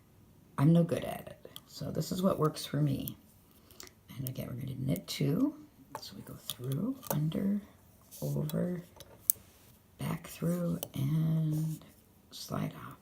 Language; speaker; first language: English; native; English